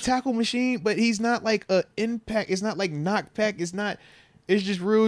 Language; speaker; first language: English; native; English